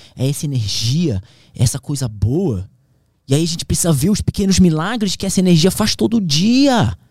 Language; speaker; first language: Portuguese; native; Portuguese